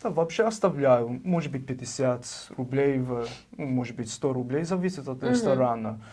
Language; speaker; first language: Russian; non-native, fluent; English